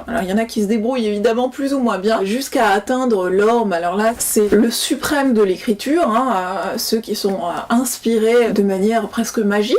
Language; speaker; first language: French; native; French